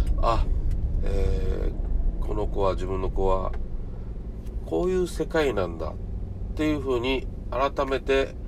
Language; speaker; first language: Japanese; native; Japanese